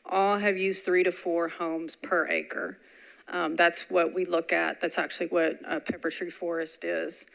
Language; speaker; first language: English; native; English